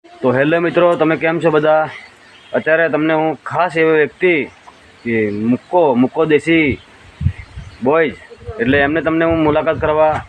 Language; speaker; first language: Gujarati; non-native, local second language; Bhili